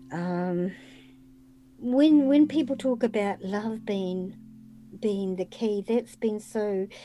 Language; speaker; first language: English; native; English